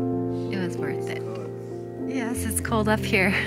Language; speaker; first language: English; native; English